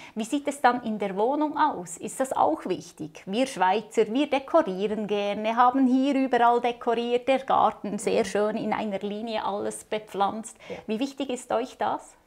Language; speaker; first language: German; native; German